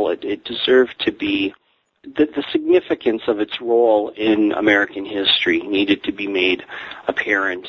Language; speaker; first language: English; native; English